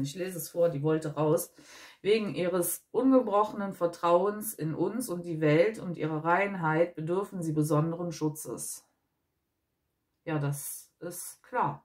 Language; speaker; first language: German; native; German